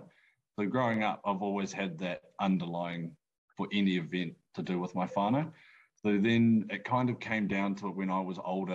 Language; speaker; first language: English; native; English